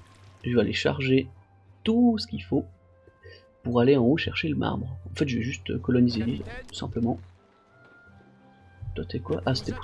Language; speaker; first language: French; native; French